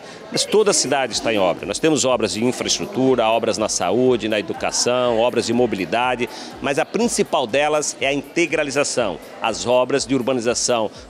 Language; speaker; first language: Portuguese; native; Portuguese